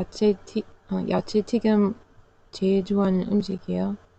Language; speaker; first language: Korean; non-native, learner; English